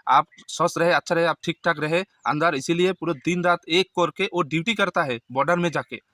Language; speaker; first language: Hindi; non-native, local second language; Bangla